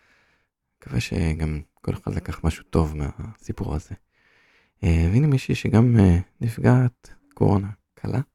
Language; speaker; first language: Hebrew; native; Hebrew